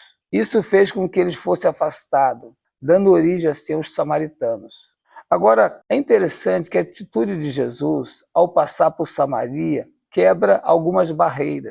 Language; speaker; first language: Portuguese; native; Portuguese